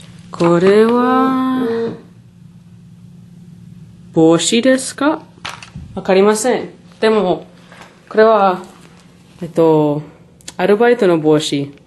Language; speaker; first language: Japanese; non-native, learner; English